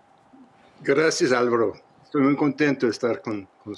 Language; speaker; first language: Spanish; non-native, fluent; English